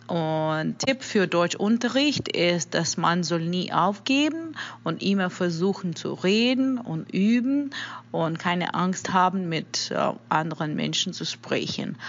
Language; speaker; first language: German; non-native, fluent; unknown